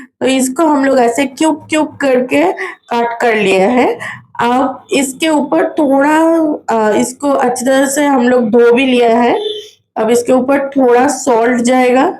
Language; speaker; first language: Hindi; non-native, local second language; Bangla